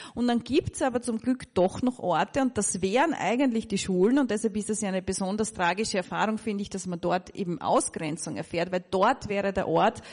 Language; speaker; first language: German; native; German